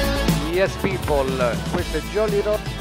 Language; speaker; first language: Italian; native; Italian